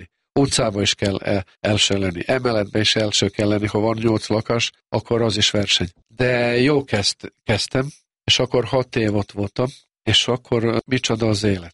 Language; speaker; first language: Hungarian; non-native, local second language; Serbian